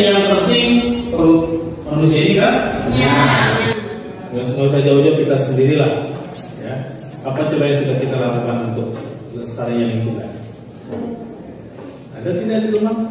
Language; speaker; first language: Indonesian; native; Indonesian